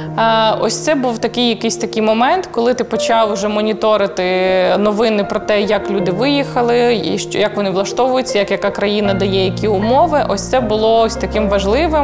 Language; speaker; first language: Ukrainian; native; Ukrainian